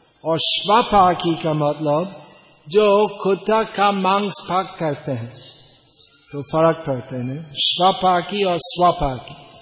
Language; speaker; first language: Hindi; non-native, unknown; English